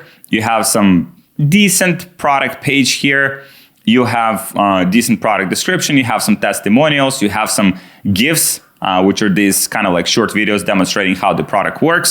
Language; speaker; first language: English; non-native, fluent; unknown